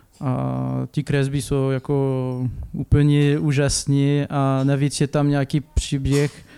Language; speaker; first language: Czech; non-native, learner; French